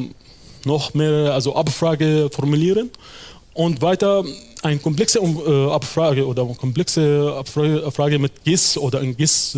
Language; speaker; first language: German; non-native, fluent; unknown